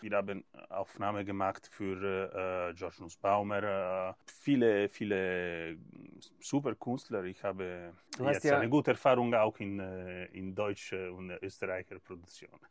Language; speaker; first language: German; non-native, learner; Italian